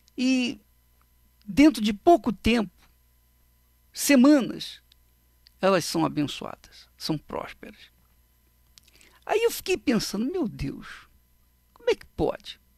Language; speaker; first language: Portuguese; native; Portuguese